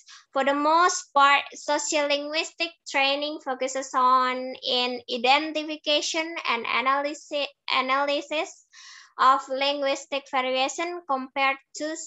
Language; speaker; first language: English; non-native, learner; Indonesian